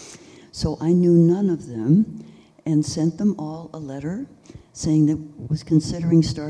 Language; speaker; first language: English; native; English